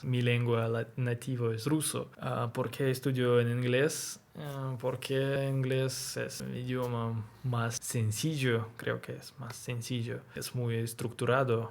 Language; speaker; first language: Spanish; non-native, learner; Russian